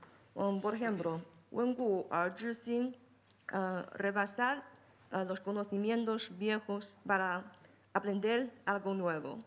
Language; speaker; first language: Spanish; non-native, fluent; Chinese